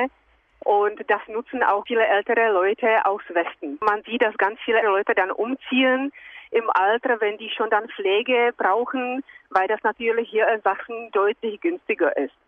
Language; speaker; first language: German; non-native, fluent; Czech